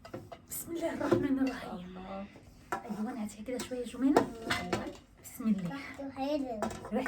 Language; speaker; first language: Arabic; native; Arabic